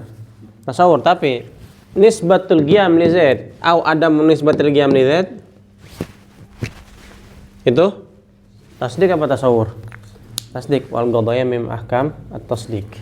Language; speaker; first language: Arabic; non-native, fluent; Indonesian